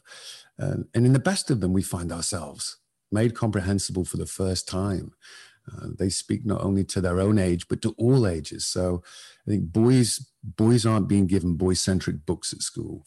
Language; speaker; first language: English; native; English